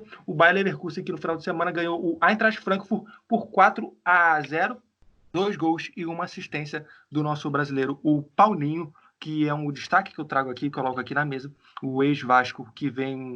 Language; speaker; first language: Portuguese; native; Portuguese